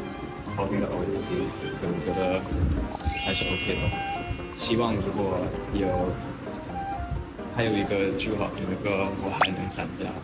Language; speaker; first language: Chinese; non-native, fluent; Japanese